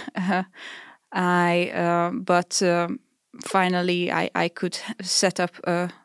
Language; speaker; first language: English; non-native, fluent; Hungarian